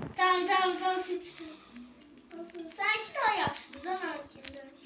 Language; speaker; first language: Turkish; non-native, learner; Azerbaijani